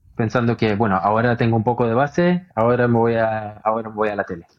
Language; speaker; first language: Spanish; early bilingual, heritage; Norwegian